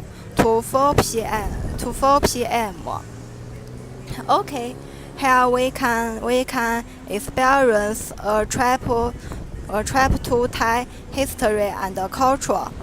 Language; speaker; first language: English; non-native, learner; Chinese